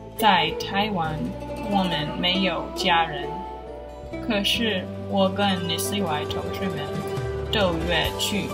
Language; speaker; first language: Chinese; non-native, learner; English